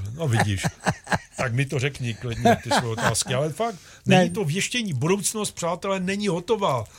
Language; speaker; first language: Czech; native; Czech